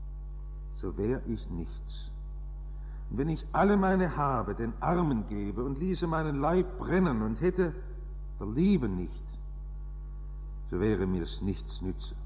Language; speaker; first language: German; native; German